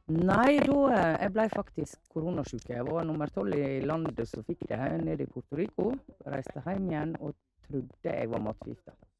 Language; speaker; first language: Norwegian; native; Norwegian